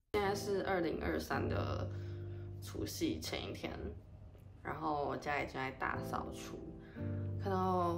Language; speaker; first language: Chinese; native; Chinese